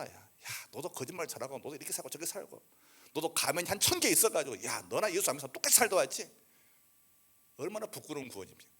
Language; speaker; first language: Korean; native; Korean